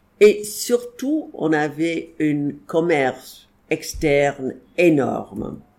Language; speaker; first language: French; non-native, fluent; English